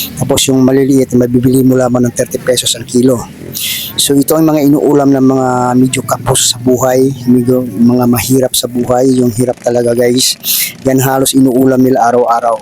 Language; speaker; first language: Filipino; native; Filipino